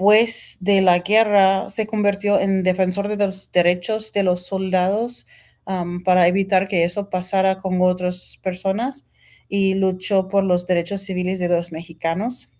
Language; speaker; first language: Spanish; non-native, fluent; English